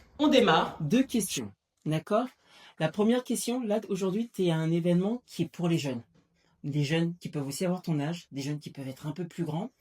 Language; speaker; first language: French; native; French